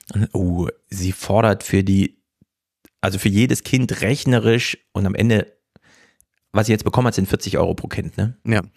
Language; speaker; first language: German; native; German